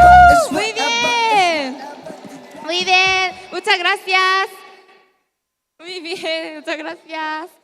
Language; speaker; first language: Spanish; non-native, learner; Korean